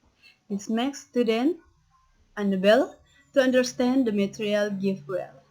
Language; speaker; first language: English; non-native, learner; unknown